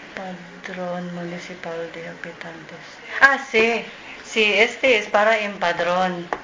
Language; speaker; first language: Spanish; non-native, learner; Filipino